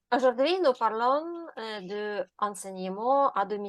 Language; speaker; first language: French; non-native, learner; Ukrainian